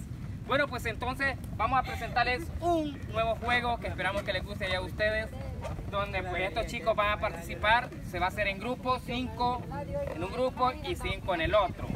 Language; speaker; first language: Spanish; native; Spanish